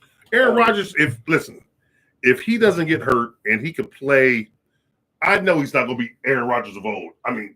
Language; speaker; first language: English; native; English